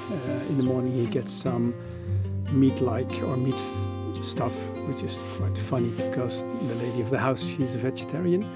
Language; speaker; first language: English; non-native, fluent; Dutch